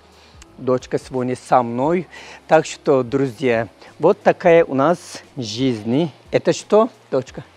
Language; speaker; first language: Russian; non-native, learner; Turkish